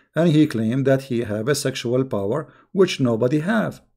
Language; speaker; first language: English; non-native, fluent; Arabic